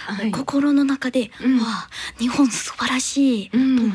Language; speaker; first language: Japanese; non-native, learner; English